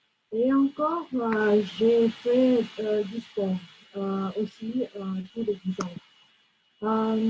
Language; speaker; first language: French; non-native, fluent; Russian